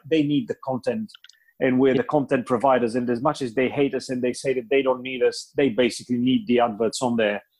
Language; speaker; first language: English; non-native, fluent; Bulgarian